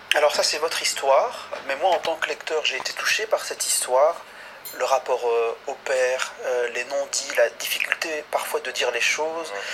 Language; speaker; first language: French; native; French